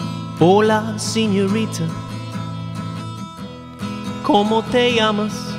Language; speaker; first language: Spanish; non-native, learner; English